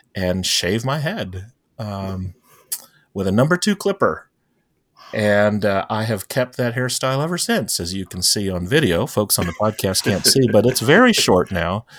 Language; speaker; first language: English; native; English